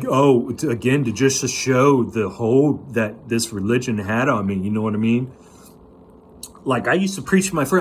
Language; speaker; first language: English; native; English